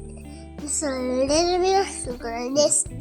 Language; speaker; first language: English; non-native, local second language; Jamaican Creole English